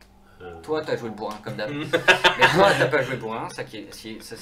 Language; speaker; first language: French; native; French